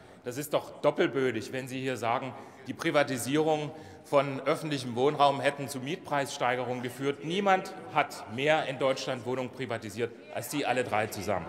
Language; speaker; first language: German; native; German